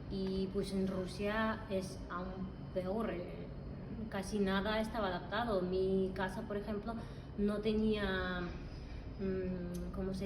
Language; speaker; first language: Spanish; non-native, fluent; Russian